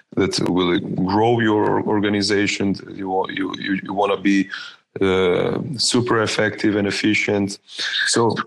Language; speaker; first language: English; non-native, fluent; Croatian